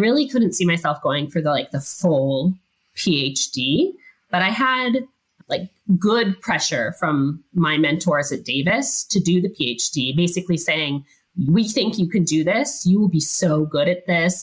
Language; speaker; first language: English; native; English